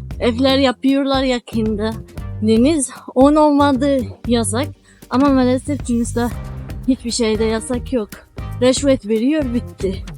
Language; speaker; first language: Turkish; non-native, learner; Arabic